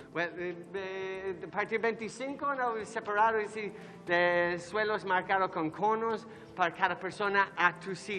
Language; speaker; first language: Spanish; non-native, learner; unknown